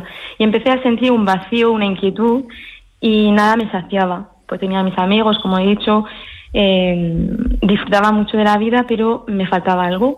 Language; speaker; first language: Spanish; early bilingual, heritage; French